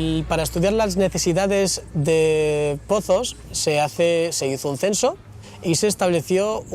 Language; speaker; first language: Spanish; native; Spanish